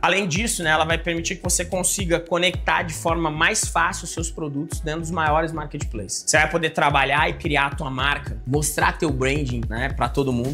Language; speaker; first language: Portuguese; native; Portuguese